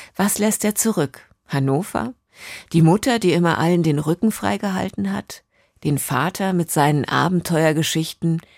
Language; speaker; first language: German; native; German